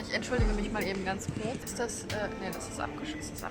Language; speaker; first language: German; native; German